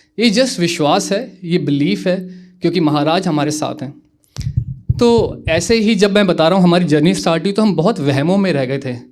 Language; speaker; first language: Hindi; native; Hindi